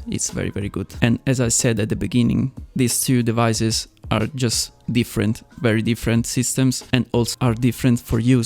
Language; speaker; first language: English; non-native, fluent; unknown